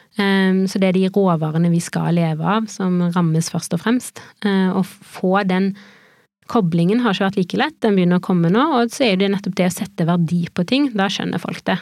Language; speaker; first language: Norwegian; native; Norwegian